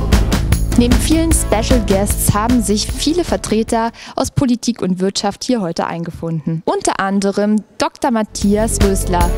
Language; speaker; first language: German; native; German